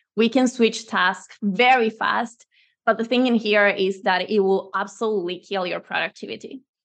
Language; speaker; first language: English; non-native, fluent; Spanish